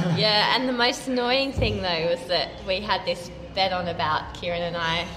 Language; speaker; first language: English; native; English